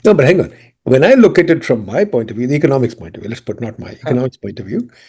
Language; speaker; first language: English; non-native, local second language; Urdu